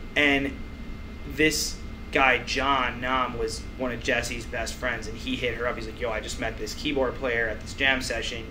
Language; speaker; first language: English; native; English